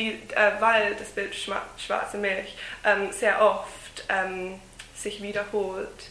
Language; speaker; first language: German; non-native, fluent; English